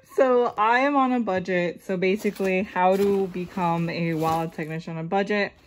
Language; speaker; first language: English; native; English